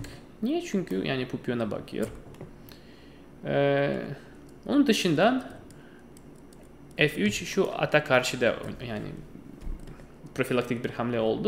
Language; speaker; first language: Turkish; non-native, fluent; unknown